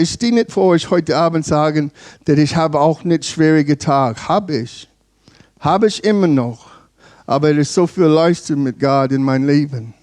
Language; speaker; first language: German; non-native, learner; English